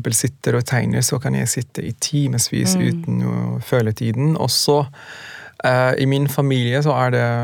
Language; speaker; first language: Norwegian; non-native, fluent; Arabic